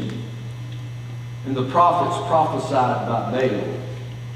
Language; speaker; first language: English; native; English